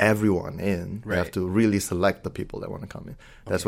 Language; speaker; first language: English; non-native, fluent; Indonesian